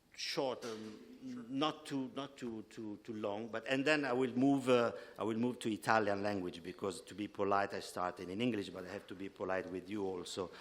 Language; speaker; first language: English; non-native, fluent; Italian